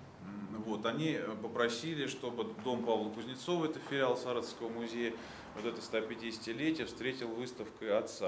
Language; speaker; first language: Russian; native; Russian